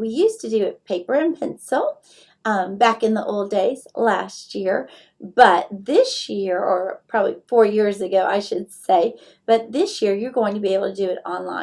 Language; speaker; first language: English; native; English